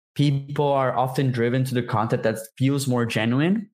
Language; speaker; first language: English; non-native, fluent; Portuguese